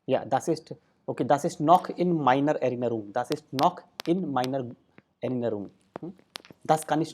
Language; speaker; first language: German; non-native, fluent; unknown